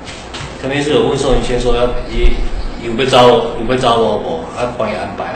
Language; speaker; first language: Chinese; native; Chinese